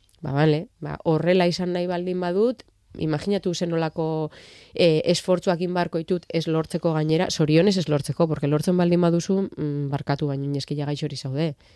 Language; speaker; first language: Basque; non-native, local second language; Spanish